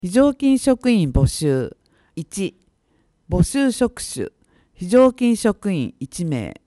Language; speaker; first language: Japanese; native; Japanese